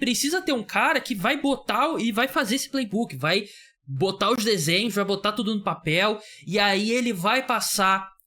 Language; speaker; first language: Portuguese; native; Portuguese